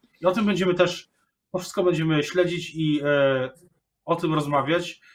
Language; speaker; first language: Polish; native; Polish